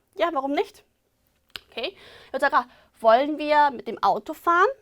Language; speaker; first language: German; non-native, fluent; Korean